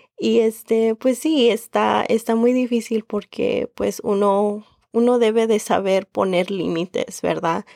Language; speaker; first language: Spanish; early bilingual, heritage; Spanish